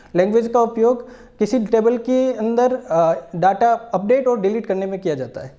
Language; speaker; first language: Hindi; native; Hindi